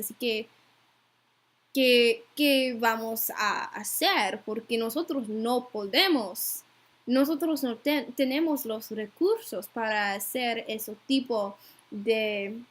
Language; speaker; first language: Spanish; non-native, learner; English